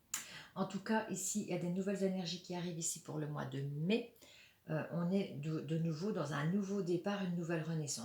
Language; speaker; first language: French; native; French